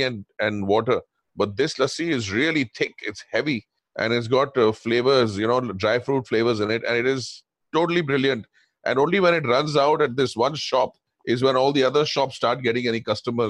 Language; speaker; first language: English; non-native, local second language; Hindi